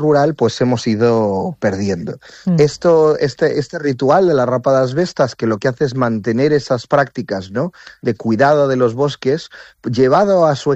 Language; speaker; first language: Catalan; non-native, local second language; Galician